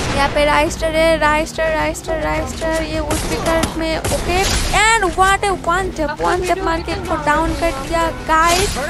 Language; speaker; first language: Hindi; native; Hindi